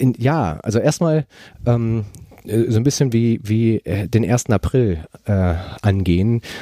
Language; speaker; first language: German; non-native, fluent; Spanish